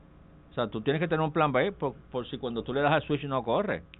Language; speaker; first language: Spanish; native; Spanish